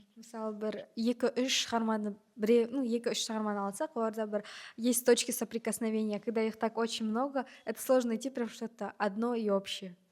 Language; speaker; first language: Kazakh; non-native, local second language; Russian